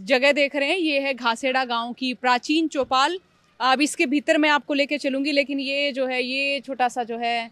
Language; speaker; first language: Hindi; native; Hindi